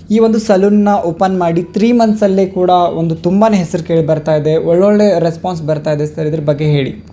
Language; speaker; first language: Kannada; native; Kannada